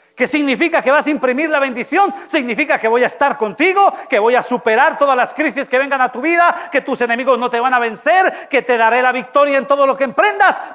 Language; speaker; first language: Spanish; native; Spanish